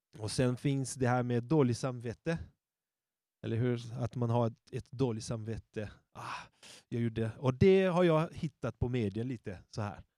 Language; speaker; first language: Swedish; non-native, fluent; Portuguese